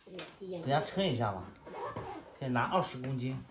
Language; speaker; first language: Chinese; native; Chinese